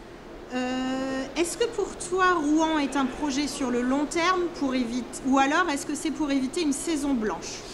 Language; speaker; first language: French; native; French